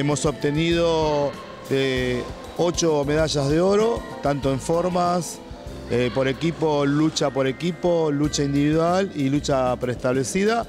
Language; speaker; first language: Spanish; native; Spanish